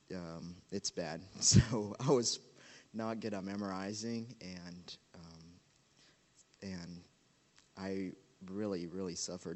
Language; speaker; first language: English; non-native, local second language; Ganda